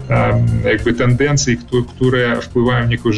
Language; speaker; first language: Polish; early bilingual, heritage; Polish